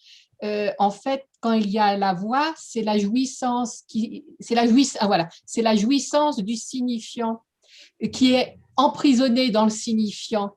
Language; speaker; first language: French; native; French